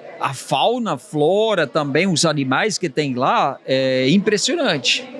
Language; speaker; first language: Portuguese; non-native, fluent; Swiss German